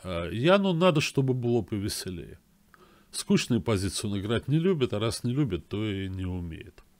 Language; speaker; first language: Russian; native; Russian